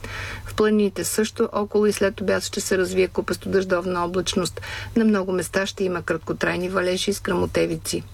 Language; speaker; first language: Bulgarian; native; Bulgarian